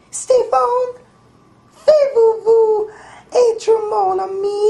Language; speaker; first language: French; non-native, learner; English